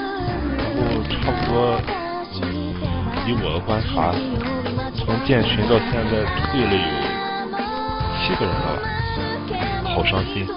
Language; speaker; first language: Chinese; native; Chinese